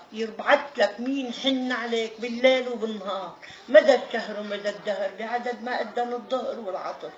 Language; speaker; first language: Arabic; native; Arabic